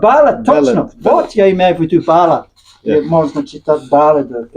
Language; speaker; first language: Russian; non-native, learner; English